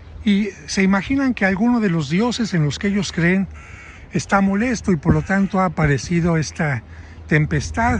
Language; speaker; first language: Spanish; native; Spanish